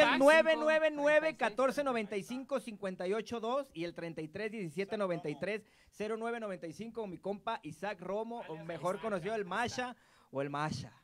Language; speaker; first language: Spanish; native; Spanish